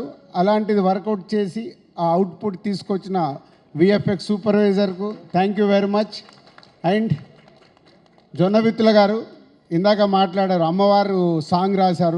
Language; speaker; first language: Telugu; native; Telugu